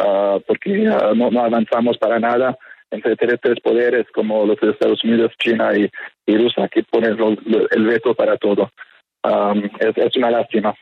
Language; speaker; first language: Spanish; non-native, fluent; French